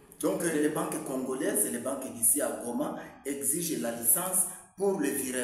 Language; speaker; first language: French; non-native, local second language; Swahili